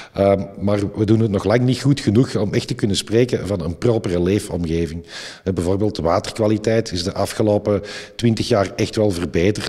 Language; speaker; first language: Dutch; native; Dutch